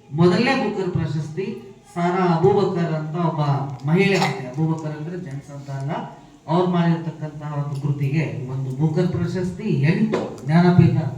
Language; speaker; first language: Kannada; non-native, local second language; Urdu